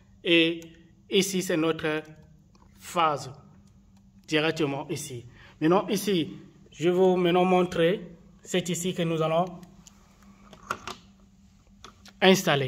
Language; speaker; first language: French; non-native, local second language; Arabic